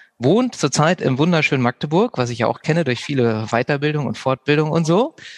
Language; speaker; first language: German; native; German